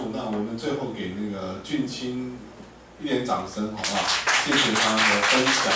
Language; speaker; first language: Chinese; native; Chinese